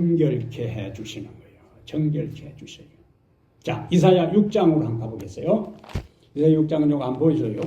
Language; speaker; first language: Korean; native; Korean